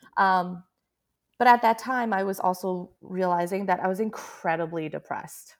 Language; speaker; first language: English; native; English